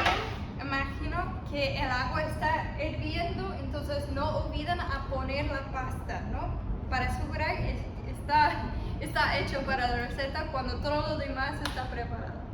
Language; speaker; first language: Spanish; early bilingual, heritage; Spanish